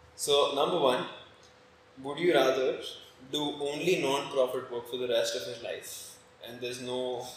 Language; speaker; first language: English; non-native, local second language; Hindi